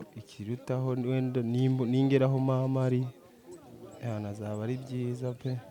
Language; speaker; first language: Kinyarwanda; early bilingual, heritage; Kinyarwanda